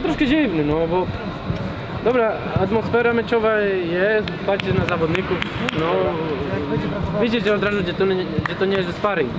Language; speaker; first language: Polish; non-native, learner; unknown